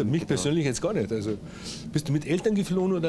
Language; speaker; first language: German; native; German